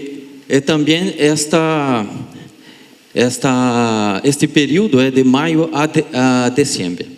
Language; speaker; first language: Spanish; non-native, learner; Portuguese